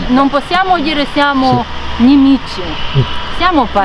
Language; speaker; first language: Italian; non-native, learner; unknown